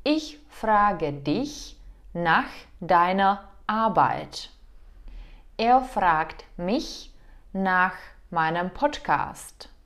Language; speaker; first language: German; non-native, fluent; Czech